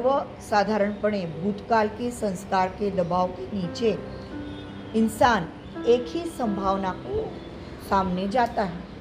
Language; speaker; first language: Hindi; non-native, local second language; Marathi